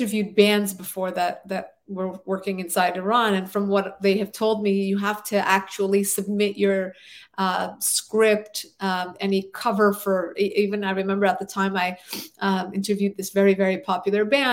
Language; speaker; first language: English; native; English